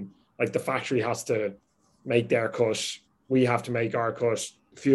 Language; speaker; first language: English; native; English